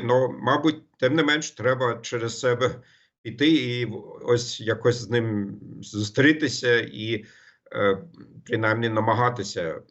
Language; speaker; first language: Ukrainian; non-native, fluent; German